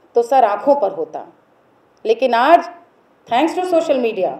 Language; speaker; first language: Hindi; native; Hindi